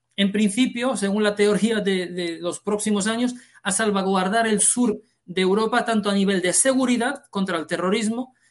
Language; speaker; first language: Spanish; early bilingual, heritage; Arabic